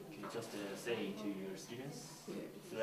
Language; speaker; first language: English; non-native, learner; Korean